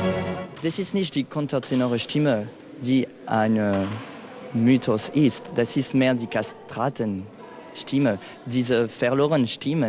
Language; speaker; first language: German; non-native, fluent; French